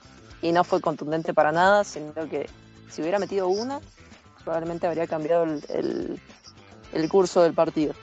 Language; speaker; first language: Spanish; native; Spanish